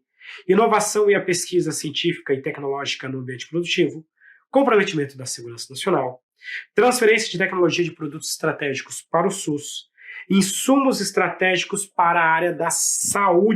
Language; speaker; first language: Portuguese; native; Portuguese